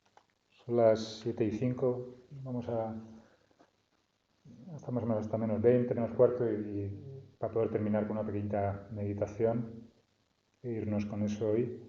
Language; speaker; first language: Spanish; native; Spanish